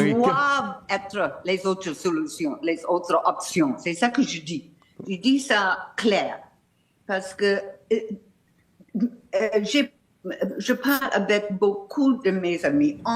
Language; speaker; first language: French; non-native, fluent; English